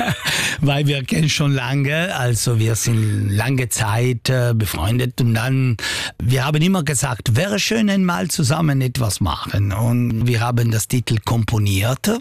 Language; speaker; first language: German; non-native, local second language; Italian